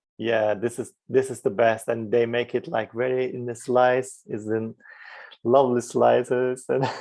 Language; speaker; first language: English; non-native, fluent; Turkish